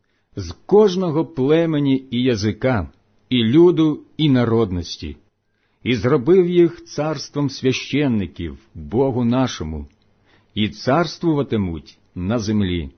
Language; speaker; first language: Ukrainian; native; Ukrainian